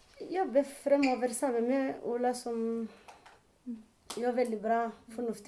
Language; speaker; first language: Norwegian; non-native, learner; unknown